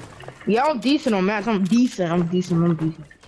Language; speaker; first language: English; native; English